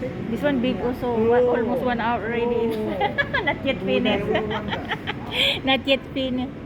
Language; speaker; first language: English; non-native, learner; Filipino